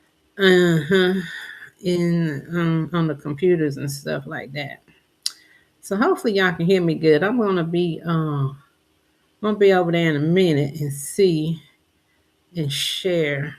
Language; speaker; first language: English; native; English